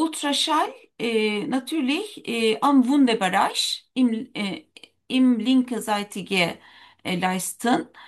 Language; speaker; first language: German; non-native, learner; Turkish